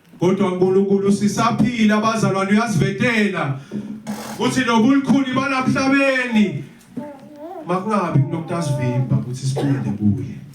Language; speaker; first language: Zulu; non-native, local second language; Swati